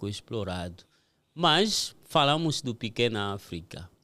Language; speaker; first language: Portuguese; non-native, fluent; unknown